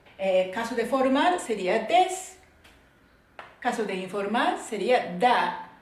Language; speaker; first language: Spanish; non-native, fluent; Japanese